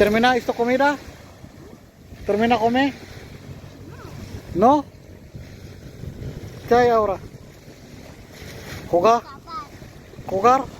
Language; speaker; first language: Spanish; non-native, learner; Filipino